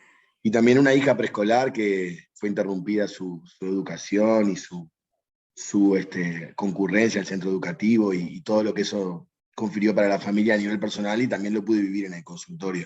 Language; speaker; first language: Spanish; native; Spanish